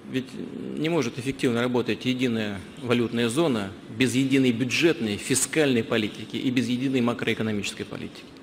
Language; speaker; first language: Russian; native; Russian